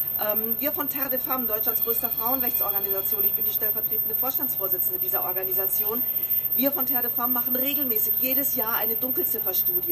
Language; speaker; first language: German; native; German